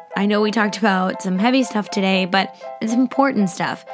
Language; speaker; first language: English; native; English